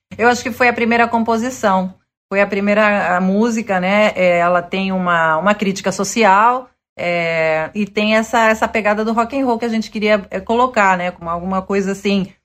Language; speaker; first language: Portuguese; early bilingual, other home language; Spanish